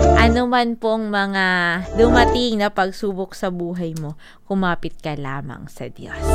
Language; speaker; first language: Filipino; non-native, local second language; Cebuano